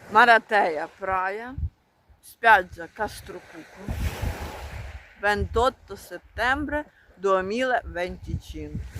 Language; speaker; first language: Italian; non-native, learner; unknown